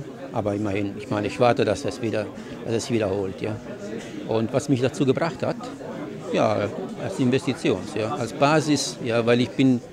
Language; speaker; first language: German; non-native, fluent; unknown